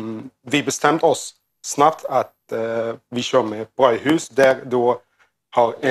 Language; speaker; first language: Swedish; non-native, learner; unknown